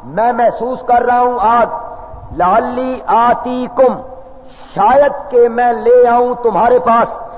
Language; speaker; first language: Urdu; non-native, local second language; Punjabi